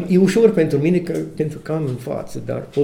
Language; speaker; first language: Romanian; non-native, learner; English